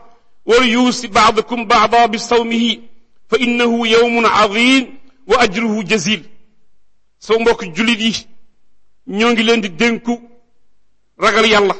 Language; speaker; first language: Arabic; non-native, fluent; Wolof